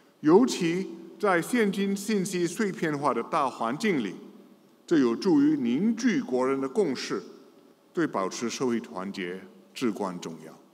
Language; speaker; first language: Chinese; non-native, local second language; English